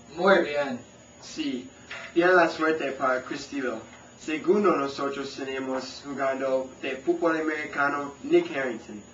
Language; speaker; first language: Spanish; non-native, learner; English